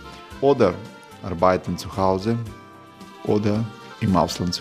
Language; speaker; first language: German; non-native, learner; Croatian